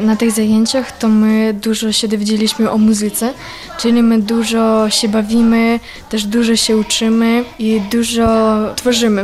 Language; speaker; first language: Polish; early bilingual, other home language; Ukrainian